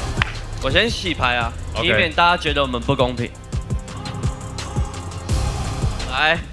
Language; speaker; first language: Chinese; native; Chinese